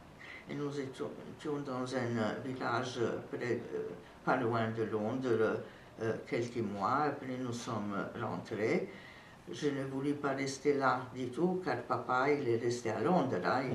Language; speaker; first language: French; non-native, fluent; Serbian